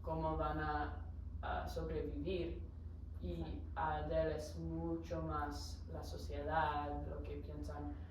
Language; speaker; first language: Spanish; non-native, learner; English